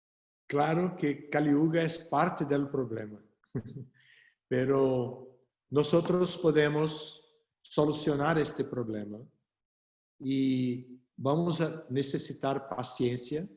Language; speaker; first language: Spanish; non-native, fluent; Portuguese